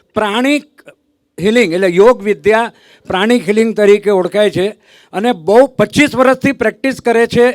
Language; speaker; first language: Gujarati; non-native, local second language; Kachhi